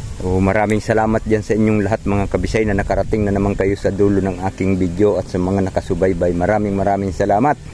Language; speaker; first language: Filipino; native; Filipino